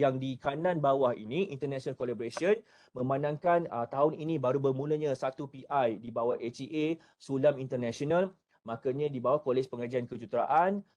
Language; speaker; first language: Malay; native; Malay